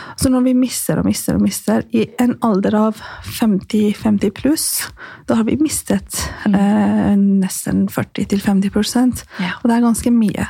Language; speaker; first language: Norwegian; non-native, fluent; Persian